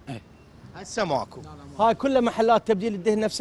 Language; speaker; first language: Arabic; native; Arabic